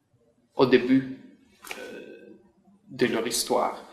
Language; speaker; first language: French; non-native, fluent; Italian